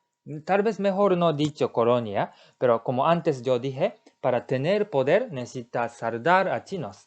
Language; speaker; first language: Spanish; non-native, learner; Japanese